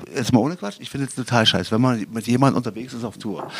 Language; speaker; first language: German; native; German